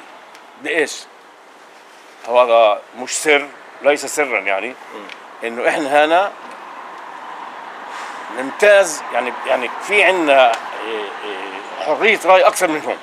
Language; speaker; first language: Arabic; native; Arabic